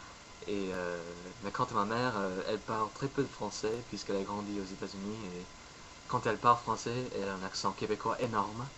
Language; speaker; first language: French; non-native, fluent; English